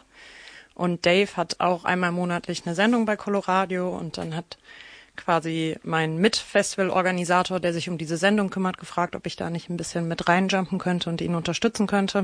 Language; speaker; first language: German; native; German